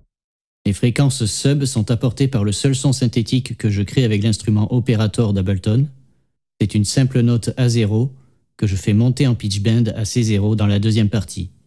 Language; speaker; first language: French; native; French